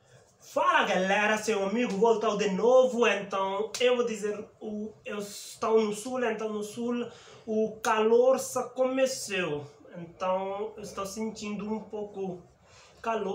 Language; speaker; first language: Portuguese; non-native, learner; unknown